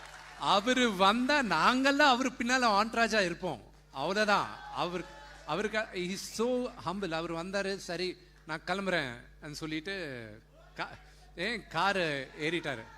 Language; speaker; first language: Tamil; non-native, local second language; Telugu